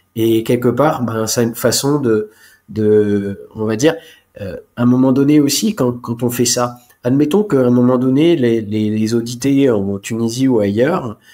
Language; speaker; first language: French; native; French